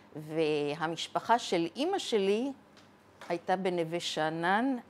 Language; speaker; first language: Hebrew; early bilingual, other home language; Arabic